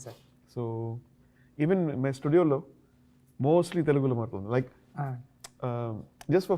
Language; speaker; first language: Telugu; non-native, local second language; Tamil